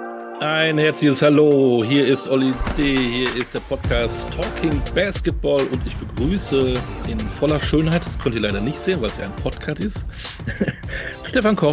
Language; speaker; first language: German; native; German